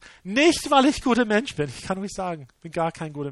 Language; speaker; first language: German; non-native, fluent; English